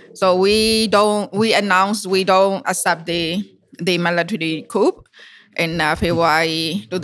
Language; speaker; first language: English; non-native, learner; Burmese